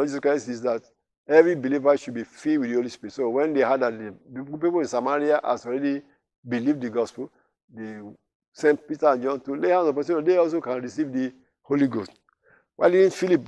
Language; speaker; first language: English; non-native, local second language; Yoruba